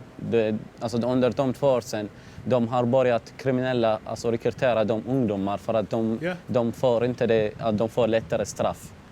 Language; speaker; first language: Swedish; non-native, fluent; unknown